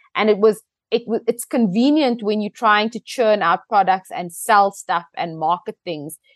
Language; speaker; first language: English; native; English